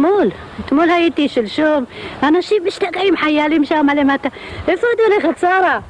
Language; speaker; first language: Hebrew; non-native, fluent; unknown